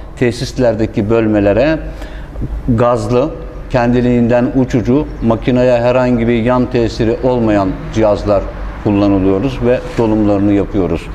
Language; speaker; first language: Turkish; native; Turkish